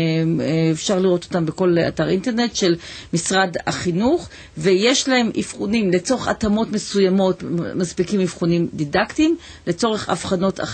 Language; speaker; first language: Hebrew; native; Hebrew